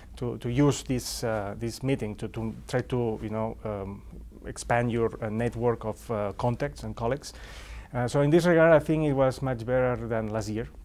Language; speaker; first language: English; non-native, fluent; Spanish